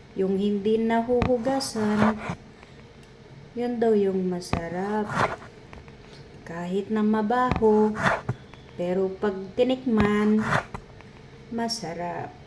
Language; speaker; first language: Filipino; non-native, local second language; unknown